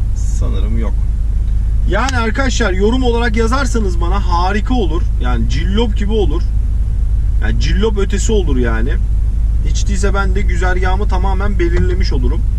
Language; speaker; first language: Turkish; early bilingual, heritage; Turkish